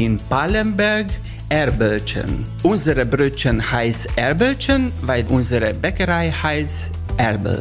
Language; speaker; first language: German; non-native, learner; Hungarian